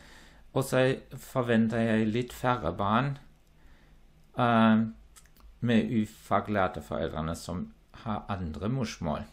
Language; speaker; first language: Norwegian; non-native, fluent; German